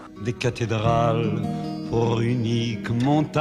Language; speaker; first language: French; non-native, learner; Croatian